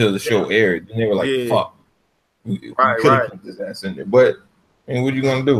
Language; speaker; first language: English; native; English